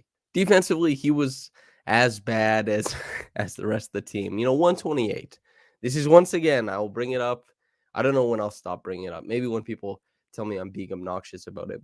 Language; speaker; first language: English; native; English